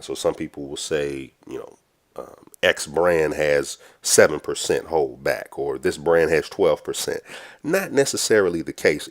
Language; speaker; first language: English; native; English